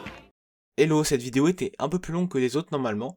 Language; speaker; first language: French; native; French